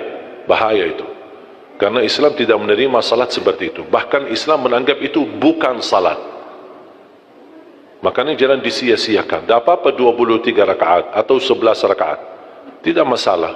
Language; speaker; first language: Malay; non-native, fluent; Arabic